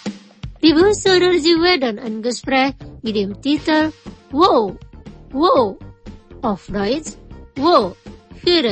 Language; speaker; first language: German; non-native, fluent; Indonesian